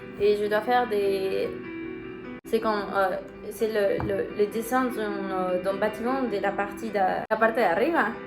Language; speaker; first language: French; non-native, learner; Spanish